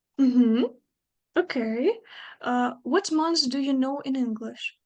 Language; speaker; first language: English; non-native, fluent; Ukrainian